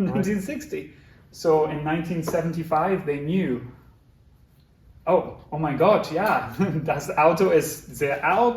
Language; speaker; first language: German; non-native, learner; English